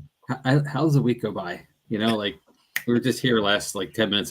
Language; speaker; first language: English; native; English